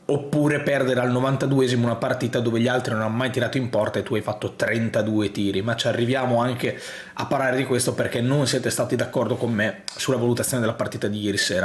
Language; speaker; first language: Italian; native; Italian